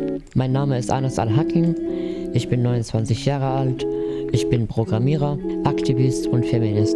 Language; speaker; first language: German; non-native, fluent; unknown